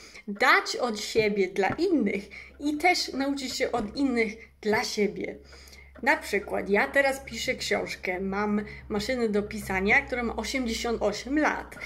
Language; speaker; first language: Polish; early bilingual, heritage; English